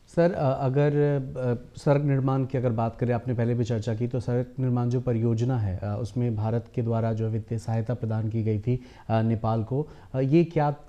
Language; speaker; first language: Hindi; native; Hindi